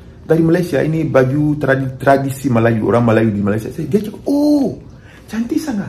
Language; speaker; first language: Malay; non-native, learner; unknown